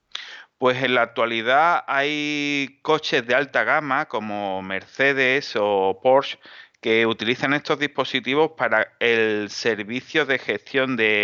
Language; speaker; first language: Spanish; native; Spanish